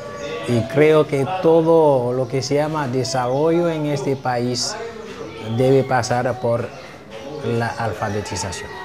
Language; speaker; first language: Spanish; non-native, fluent; Haitian Creole